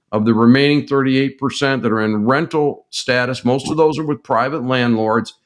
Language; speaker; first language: English; native; English